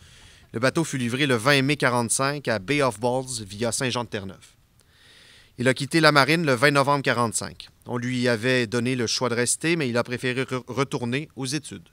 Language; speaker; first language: French; native; French